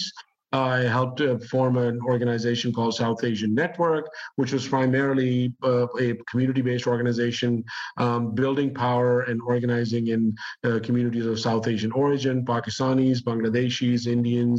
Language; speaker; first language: English; non-native, local second language; Urdu